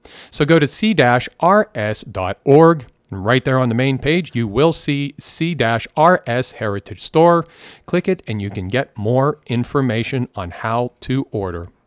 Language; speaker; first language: English; native; English